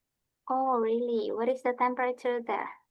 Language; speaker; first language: English; non-native, fluent; Indonesian